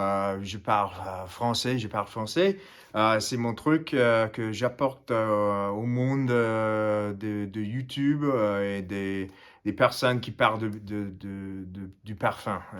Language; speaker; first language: French; non-native, fluent; English